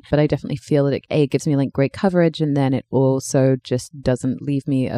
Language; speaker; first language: English; native; English